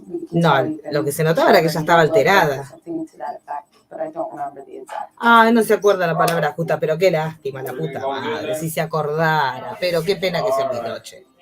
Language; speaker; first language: Spanish; native; Spanish